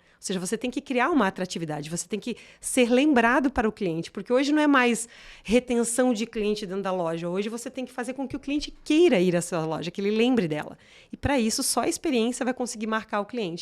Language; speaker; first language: Portuguese; native; Portuguese